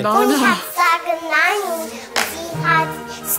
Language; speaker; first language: German; early bilingual, other home language; Korean